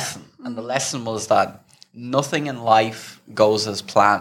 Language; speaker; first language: English; native; English